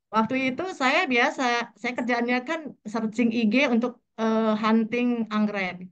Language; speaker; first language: Indonesian; native; Indonesian